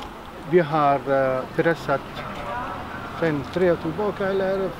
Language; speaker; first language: Swedish; non-native, fluent; Somali